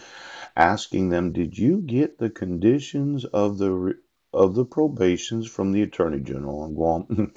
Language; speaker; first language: English; native; English